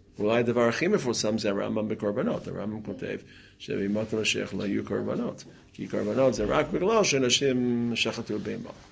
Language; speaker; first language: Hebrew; non-native, fluent; English